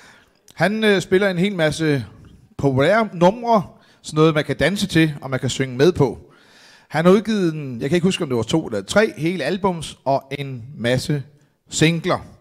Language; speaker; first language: Danish; native; Danish